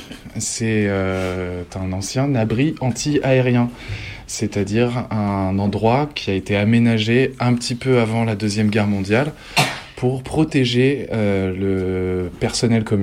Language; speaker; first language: French; native; French